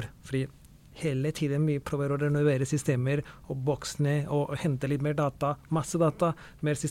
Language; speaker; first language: Norwegian; non-native, fluent; Spanish